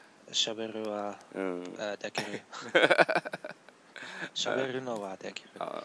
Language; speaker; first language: Japanese; non-native, learner; English